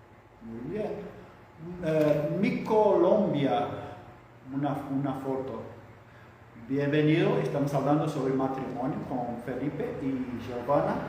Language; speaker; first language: Spanish; non-native, fluent; Portuguese